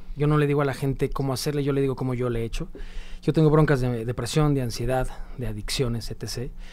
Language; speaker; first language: Spanish; native; Spanish